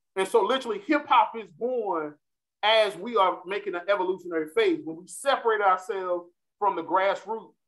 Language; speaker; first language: English; native; English